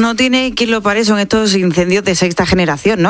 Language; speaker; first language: Spanish; native; Spanish